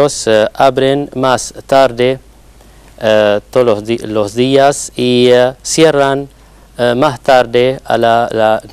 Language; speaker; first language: Spanish; non-native, learner; Arabic